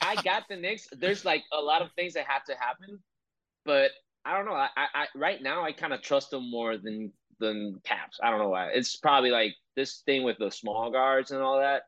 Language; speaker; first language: English; non-native, local second language; Spanish